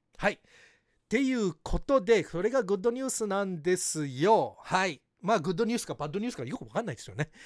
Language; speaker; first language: Japanese; early bilingual, heritage; Japanese